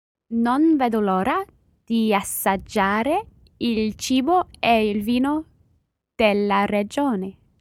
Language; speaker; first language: Italian; non-native, learner; English